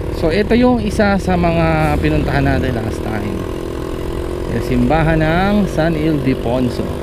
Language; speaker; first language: Filipino; native; Filipino